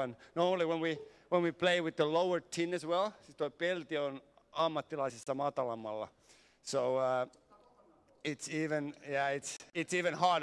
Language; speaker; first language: English; non-native, fluent; Finnish